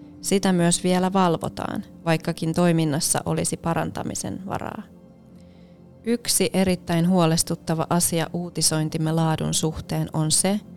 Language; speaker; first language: Finnish; native; Finnish